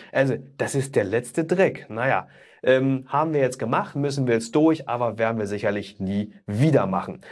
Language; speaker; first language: German; native; German